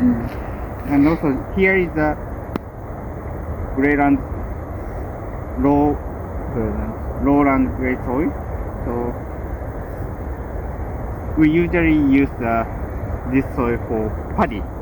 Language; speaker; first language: English; non-native, fluent; Japanese